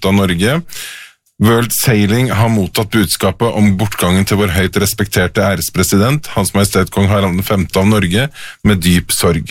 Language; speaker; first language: Norwegian; native; Norwegian